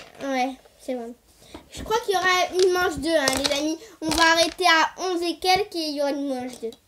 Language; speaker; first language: French; native; French